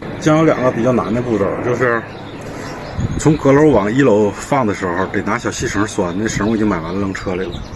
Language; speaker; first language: Chinese; native; Chinese